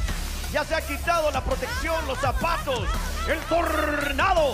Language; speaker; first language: Spanish; native; Spanish